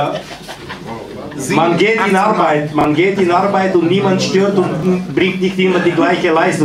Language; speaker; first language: German; non-native, fluent; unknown